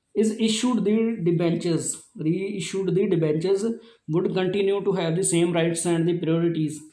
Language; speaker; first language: English; non-native, local second language; Punjabi